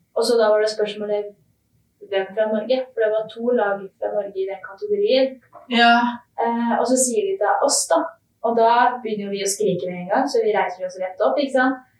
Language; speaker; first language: Norwegian; native; Norwegian